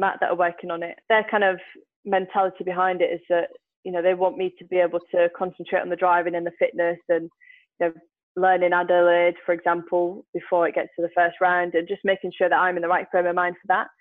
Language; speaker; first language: English; native; English